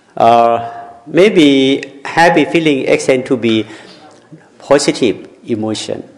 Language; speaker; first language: English; non-native, learner; Thai